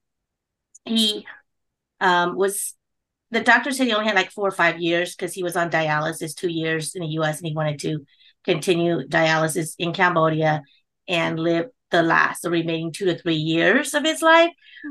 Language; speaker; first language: English; early bilingual, other home language; Khmer